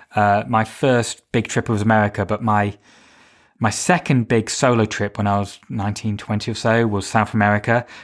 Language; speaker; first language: English; native; English